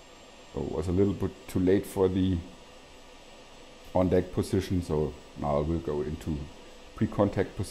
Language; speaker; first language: English; non-native, fluent; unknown